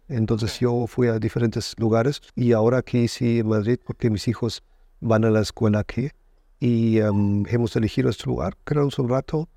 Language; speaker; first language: Spanish; non-native, fluent; German